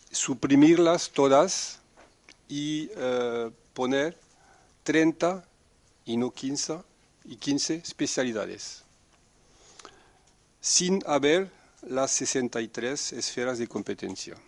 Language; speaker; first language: Spanish; non-native, fluent; French